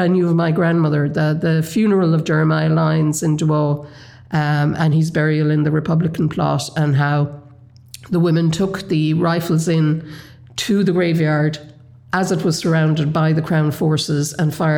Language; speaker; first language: English; native; English